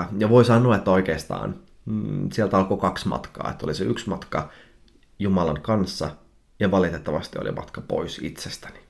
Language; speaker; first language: Finnish; early bilingual, heritage; Finnish